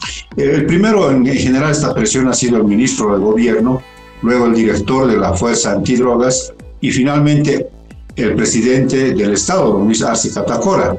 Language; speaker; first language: Spanish; native; Spanish